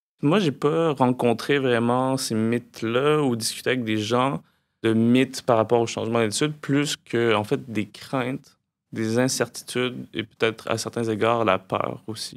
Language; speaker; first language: French; native; French